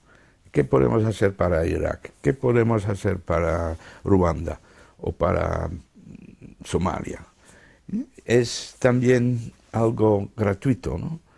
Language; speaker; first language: Spanish; non-native, fluent; Dutch